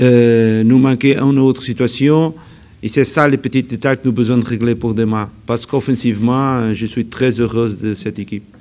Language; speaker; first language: French; non-native, learner; Portuguese